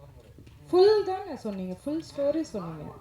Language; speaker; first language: Tamil; non-native, local second language; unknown